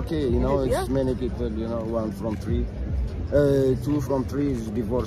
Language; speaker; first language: English; non-native, learner; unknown